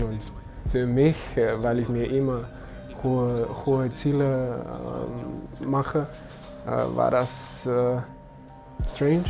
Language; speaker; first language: German; non-native, fluent; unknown